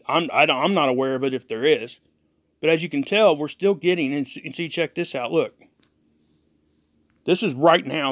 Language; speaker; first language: English; native; English